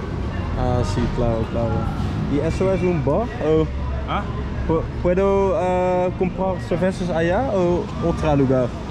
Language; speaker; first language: Spanish; non-native, learner; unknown